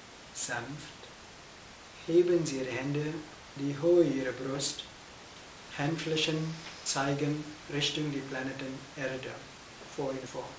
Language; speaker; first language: German; non-native, fluent; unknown